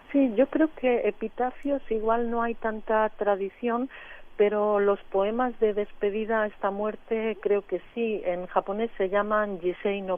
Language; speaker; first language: Spanish; native; Spanish